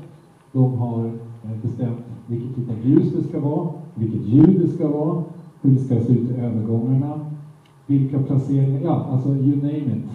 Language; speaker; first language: Swedish; native; Swedish